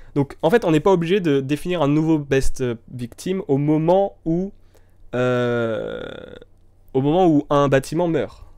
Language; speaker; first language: French; native; French